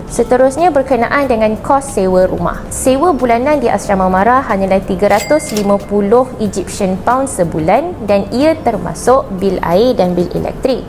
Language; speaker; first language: Malay; native; Malay